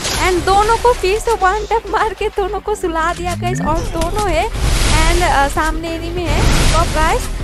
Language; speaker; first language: Hindi; native; Hindi